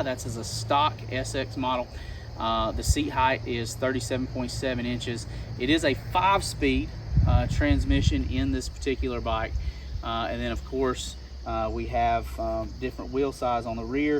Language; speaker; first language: English; native; English